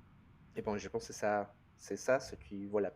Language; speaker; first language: French; non-native, fluent; Spanish